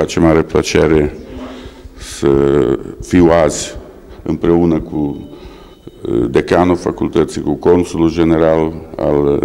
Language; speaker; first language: Romanian; early bilingual, heritage; Romanian